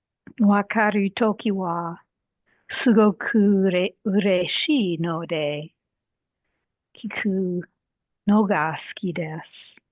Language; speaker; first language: Japanese; non-native, learner; English